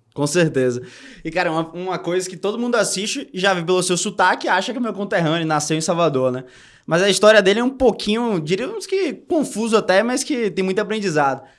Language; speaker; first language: Portuguese; native; Portuguese